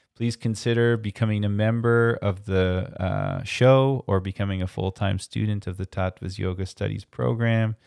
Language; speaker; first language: English; early bilingual, other home language; German